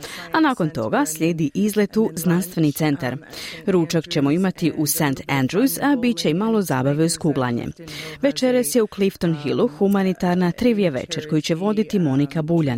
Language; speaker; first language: Serbian; native; Serbian